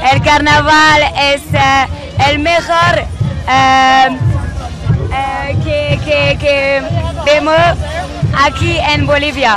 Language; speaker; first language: Spanish; non-native, learner; French